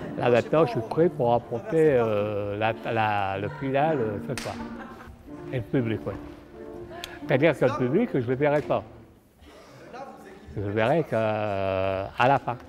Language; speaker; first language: French; native; French